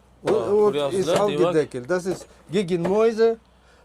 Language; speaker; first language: German; non-native, learner; Russian